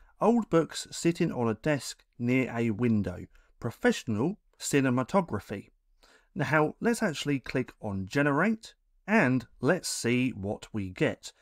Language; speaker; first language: English; native; English